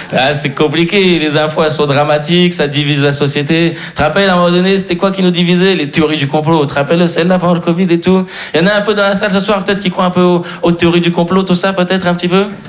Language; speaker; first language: French; native; French